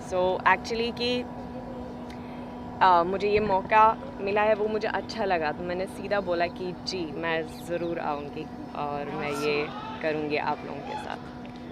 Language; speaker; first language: Hindi; non-native, fluent; Swedish